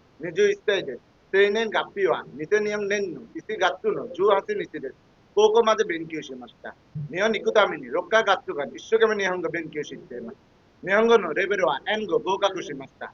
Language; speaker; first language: Japanese; non-native, learner; Bangla